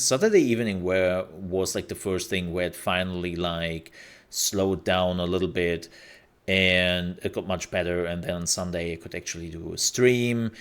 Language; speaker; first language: English; non-native, fluent; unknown